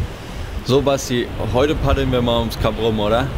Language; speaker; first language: German; native; German